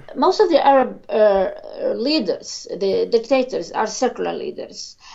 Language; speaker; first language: English; non-native, fluent; Arabic